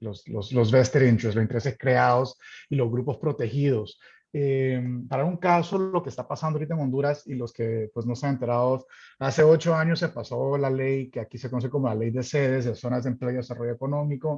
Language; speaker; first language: Spanish; native; Spanish